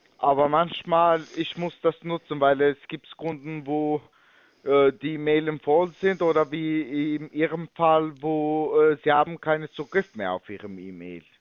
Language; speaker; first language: German; non-native, fluent; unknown